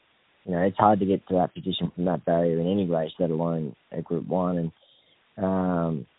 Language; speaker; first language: English; native; English